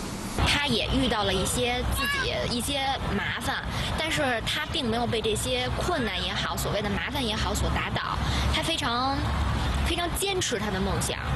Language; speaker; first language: Chinese; native; Chinese